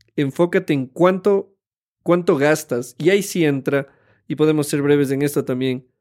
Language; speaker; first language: Spanish; native; Spanish